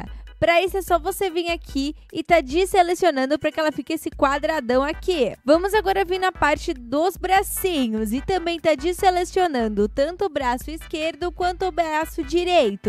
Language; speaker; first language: Portuguese; native; Portuguese